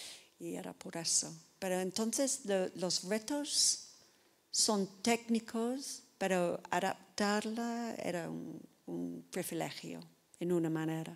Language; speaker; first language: Spanish; non-native, fluent; English